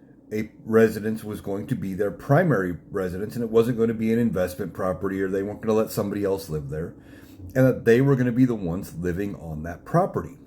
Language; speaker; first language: English; native; English